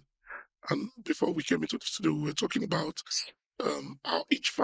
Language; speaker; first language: English; non-native, local second language; Yoruba